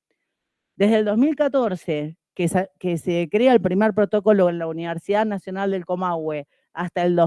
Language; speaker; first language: Spanish; native; Spanish